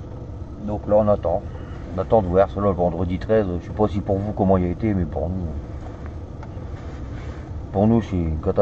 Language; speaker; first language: French; native; French